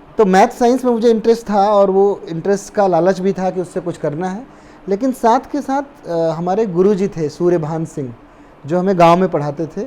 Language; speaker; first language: Hindi; native; Hindi